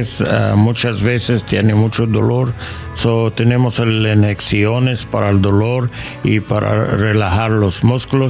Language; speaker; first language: Spanish; non-native, fluent; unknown